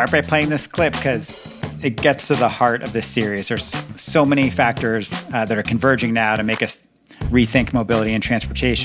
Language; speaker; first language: English; native; English